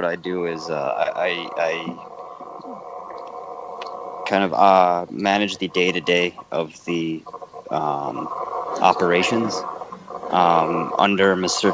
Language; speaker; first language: English; native; English